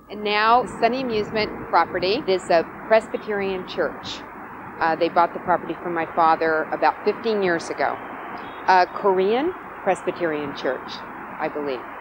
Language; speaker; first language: English; native; English